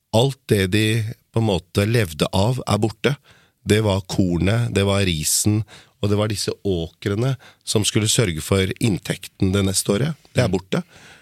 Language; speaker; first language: Norwegian; early bilingual, other home language; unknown